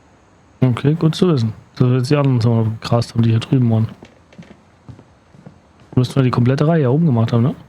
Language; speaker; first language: German; native; German